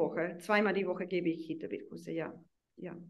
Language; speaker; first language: German; non-native, fluent; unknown